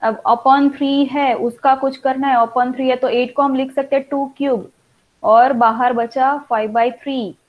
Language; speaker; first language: Hindi; non-native, local second language; Gujarati